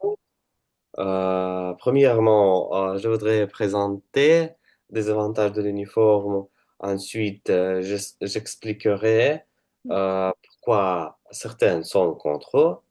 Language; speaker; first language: French; non-native, learner; Russian